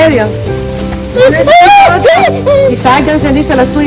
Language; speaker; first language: Spanish; native; Spanish